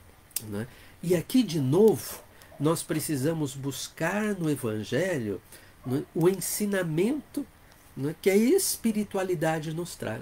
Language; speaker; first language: Portuguese; native; Portuguese